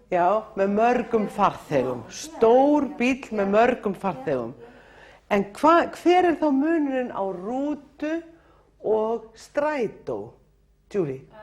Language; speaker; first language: Icelandic; native; Icelandic